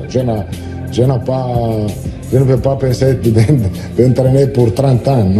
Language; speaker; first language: French; non-native, learner; Italian